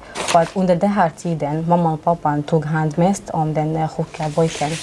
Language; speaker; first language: Swedish; non-native, fluent; Arabic